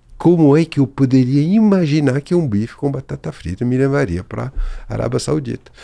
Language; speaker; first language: Portuguese; non-native, fluent; French